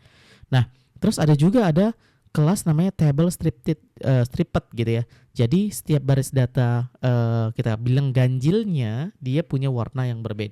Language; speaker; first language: Indonesian; native; Indonesian